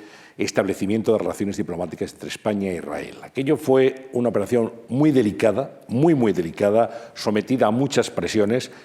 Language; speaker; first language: Spanish; native; Spanish